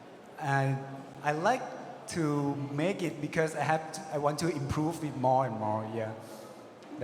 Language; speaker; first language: English; non-native, learner; Thai